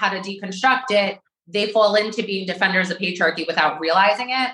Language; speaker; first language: English; native; English